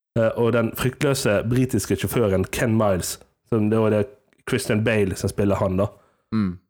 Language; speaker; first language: Norwegian; native; Norwegian